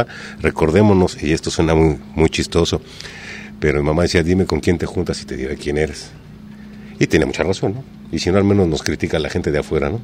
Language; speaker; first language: Spanish; native; Spanish